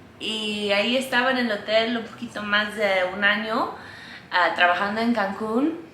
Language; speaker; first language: Spanish; non-native, fluent; English